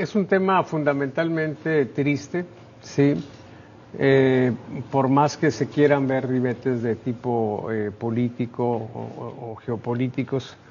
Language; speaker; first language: Spanish; native; Spanish